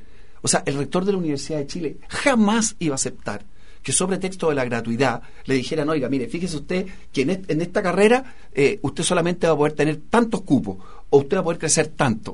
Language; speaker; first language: Spanish; native; Spanish